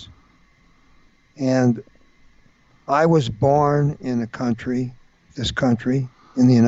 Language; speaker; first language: English; native; English